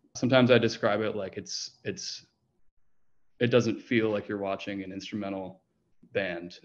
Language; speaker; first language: English; native; English